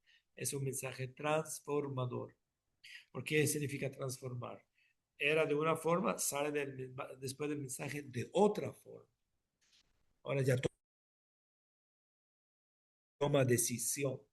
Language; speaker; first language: Spanish; non-native, fluent; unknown